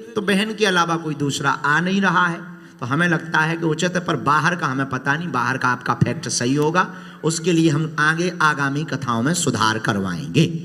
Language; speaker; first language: Hindi; native; Hindi